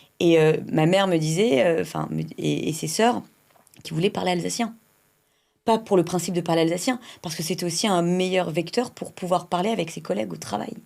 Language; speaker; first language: French; native; French